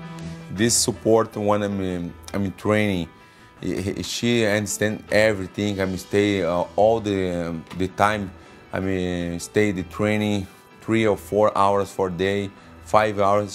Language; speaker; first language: English; non-native, learner; Portuguese